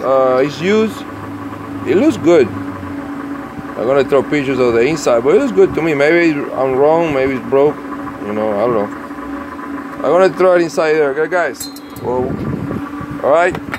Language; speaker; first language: English; non-native, fluent; Spanish